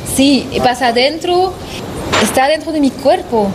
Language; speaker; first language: Spanish; non-native, learner; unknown